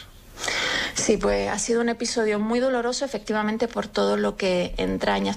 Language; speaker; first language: Spanish; native; Spanish